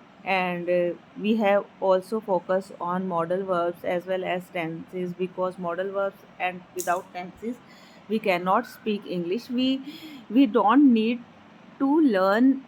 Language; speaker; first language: English; non-native, learner; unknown